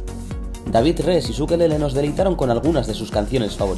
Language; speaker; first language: Spanish; native; Spanish